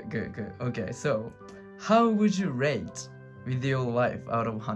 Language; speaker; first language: English; non-native, learner; Japanese